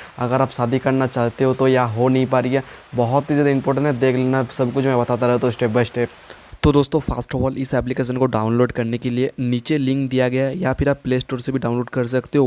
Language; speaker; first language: Hindi; non-native, local second language; Bangla